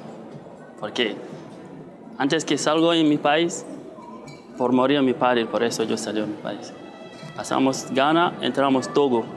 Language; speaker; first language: Spanish; non-native, learner; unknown